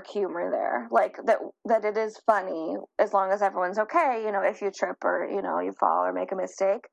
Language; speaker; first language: English; native; English